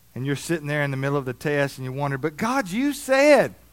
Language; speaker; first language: English; native; English